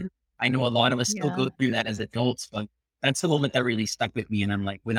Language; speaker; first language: English; early bilingual, other home language; Spanish